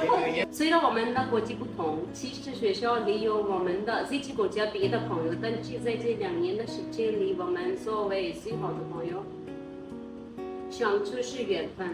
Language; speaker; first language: Chinese; non-native, fluent; Urdu